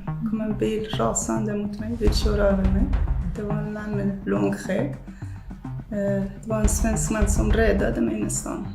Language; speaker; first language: Swedish; non-native, fluent; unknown